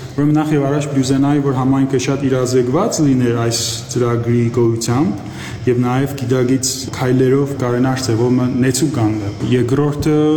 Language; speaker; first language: Armenian; early bilingual, heritage; Armenian